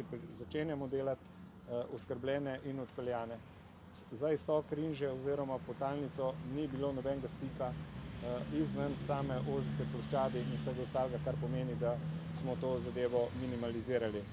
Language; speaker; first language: Slovenian; native; Slovenian